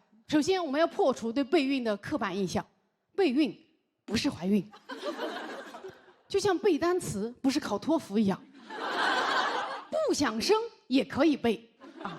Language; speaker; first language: Chinese; native; Chinese